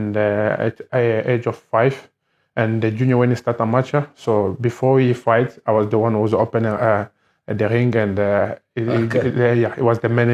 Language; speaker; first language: English; non-native, learner; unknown